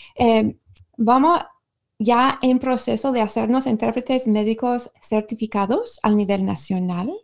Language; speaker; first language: Spanish; non-native, fluent; English